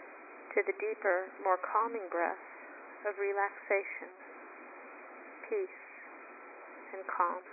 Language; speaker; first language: English; native; English